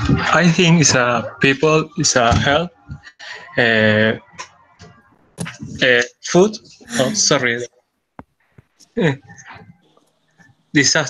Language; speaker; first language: English; non-native, learner; Spanish